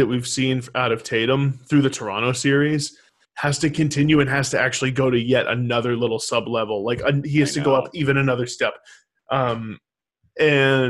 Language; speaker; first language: English; native; English